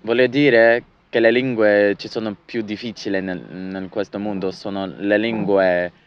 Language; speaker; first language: Italian; non-native, learner; English